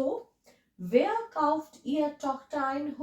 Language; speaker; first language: German; non-native, fluent; English